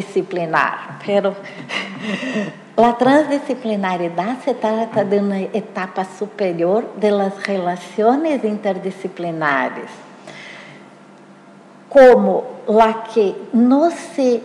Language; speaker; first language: Spanish; non-native, fluent; Portuguese